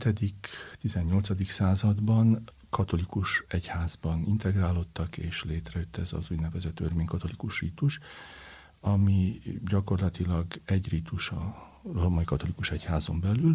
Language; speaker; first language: Hungarian; native; Hungarian